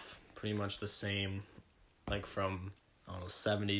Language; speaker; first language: English; native; English